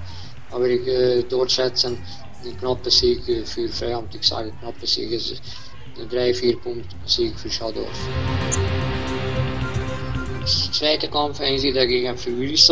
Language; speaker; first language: German; non-native, learner; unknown